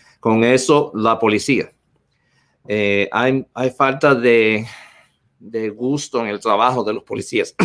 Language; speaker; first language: Spanish; early bilingual, heritage; Spanish